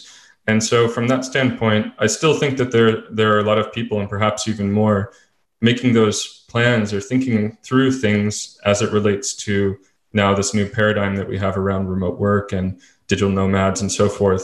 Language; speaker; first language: English; native; English